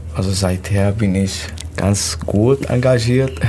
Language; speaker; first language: German; non-native, fluent; Arabic